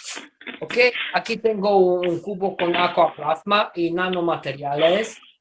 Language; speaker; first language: Spanish; non-native, fluent; Romanian